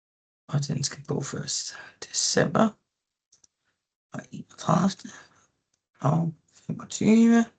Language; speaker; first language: Danish; native; Danish